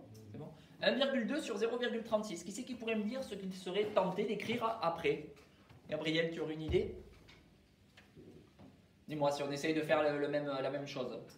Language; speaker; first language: French; native; French